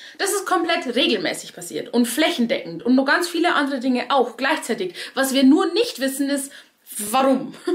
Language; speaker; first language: German; native; German